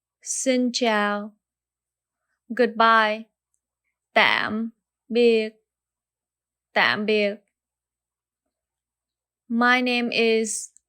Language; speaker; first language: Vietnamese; early bilingual, heritage; Vietnamese